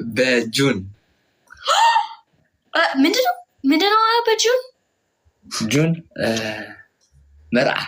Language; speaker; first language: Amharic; non-native, learner; Tigrinya